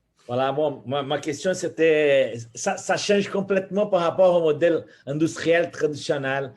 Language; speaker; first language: French; non-native, fluent; Portuguese